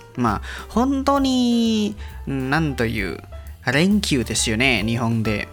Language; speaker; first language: Japanese; non-native, learner; Indonesian